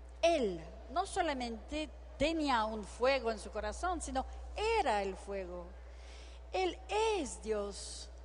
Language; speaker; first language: Spanish; non-native, fluent; French